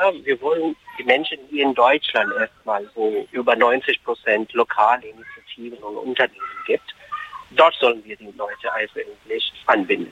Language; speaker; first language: German; non-native, fluent; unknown